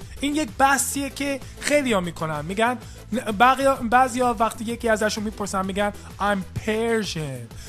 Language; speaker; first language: Persian; early bilingual, heritage; Persian